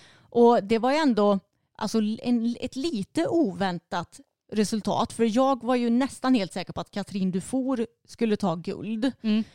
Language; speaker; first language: Swedish; native; Swedish